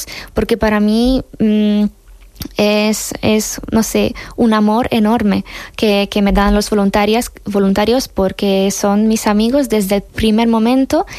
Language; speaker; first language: Spanish; non-native, fluent; Hungarian